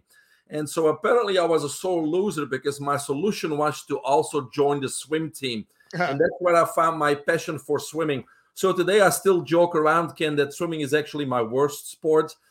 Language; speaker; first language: English; non-native, fluent; Dutch